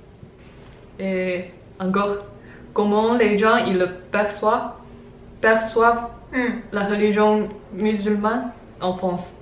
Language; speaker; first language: French; non-native, learner; Chinese